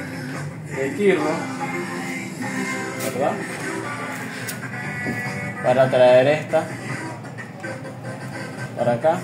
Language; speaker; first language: Spanish; native; Spanish